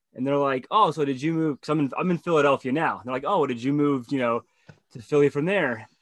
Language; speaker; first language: English; native; English